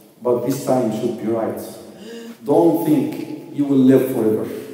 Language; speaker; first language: English; non-native, fluent; Arabic